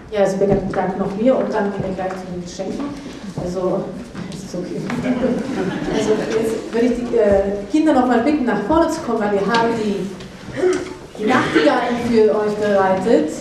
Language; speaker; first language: German; non-native, fluent; Slovak